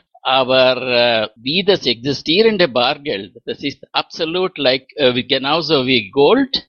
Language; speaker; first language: German; non-native, fluent; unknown